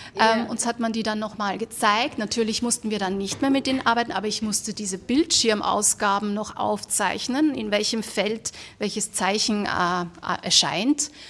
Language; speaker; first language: German; early bilingual, other home language; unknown